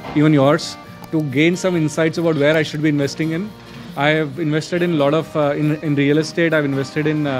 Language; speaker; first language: English; non-native, local second language; Hindi